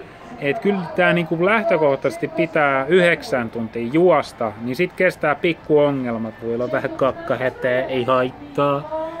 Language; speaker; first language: Finnish; native; Finnish